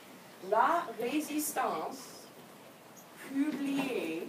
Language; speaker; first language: French; non-native, fluent; English